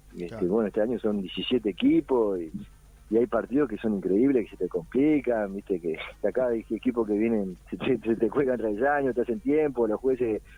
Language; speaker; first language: Spanish; native; Spanish